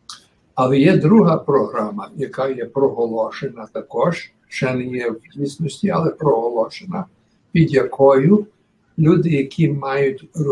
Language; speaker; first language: Ukrainian; early bilingual, heritage; Ukrainian